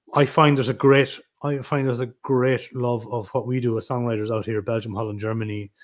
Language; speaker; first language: English; native; English